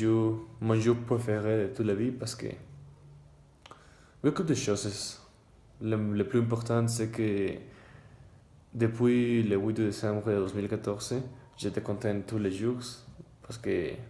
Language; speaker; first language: French; non-native, learner; Spanish